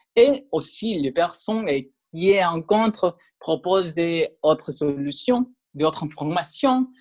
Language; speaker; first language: French; non-native, learner; Spanish